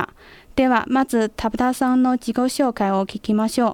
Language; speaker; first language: Japanese; non-native, fluent; Chinese